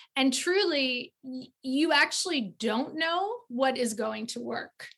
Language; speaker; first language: English; native; English